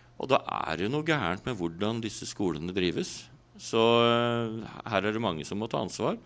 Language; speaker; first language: Norwegian; native; Norwegian